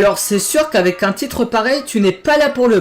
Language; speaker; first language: French; native; French